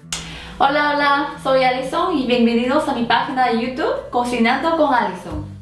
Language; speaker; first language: Spanish; non-native, fluent; Korean